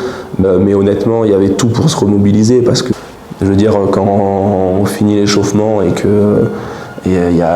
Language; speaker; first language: French; native; French